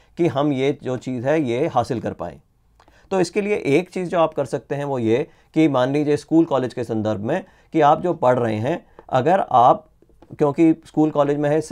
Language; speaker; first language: Hindi; native; Hindi